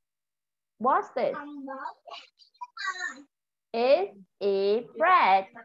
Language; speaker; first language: English; non-native, fluent; Vietnamese